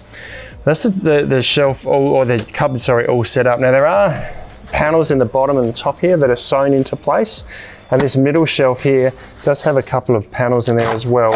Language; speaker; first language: English; native; English